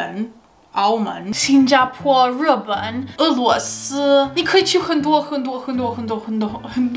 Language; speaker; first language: Chinese; non-native, fluent; English